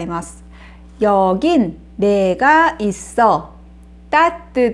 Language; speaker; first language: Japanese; non-native, fluent; Korean